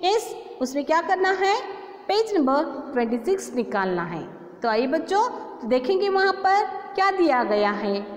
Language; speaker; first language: Hindi; non-native, local second language; Kannada